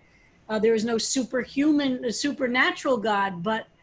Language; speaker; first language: English; native; English